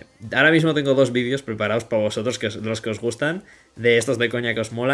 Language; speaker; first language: Spanish; native; Spanish